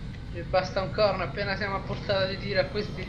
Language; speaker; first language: Italian; native; Italian